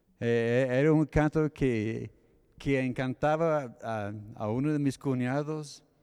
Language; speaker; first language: Spanish; non-native, fluent; English